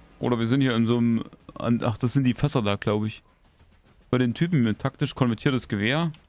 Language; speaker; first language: German; native; German